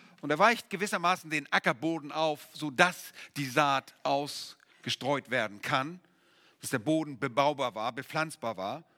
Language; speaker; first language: German; native; German